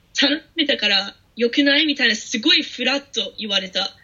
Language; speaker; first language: Japanese; non-native, fluent; English